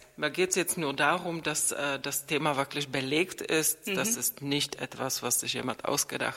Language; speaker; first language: German; non-native, fluent; Czech